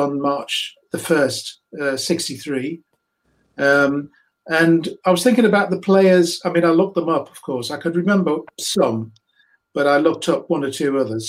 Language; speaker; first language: English; native; English